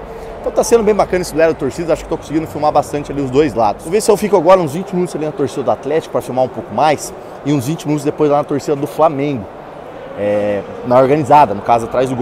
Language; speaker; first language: Portuguese; native; Portuguese